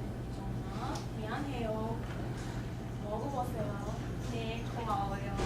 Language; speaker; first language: Korean; non-native, learner; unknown